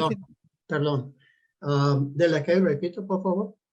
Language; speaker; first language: Spanish; non-native, fluent; English